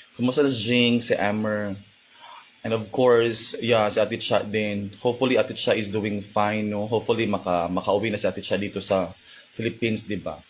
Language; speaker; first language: Filipino; non-native, local second language; Cebuano